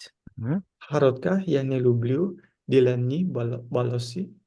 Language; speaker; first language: Russian; non-native, learner; Indonesian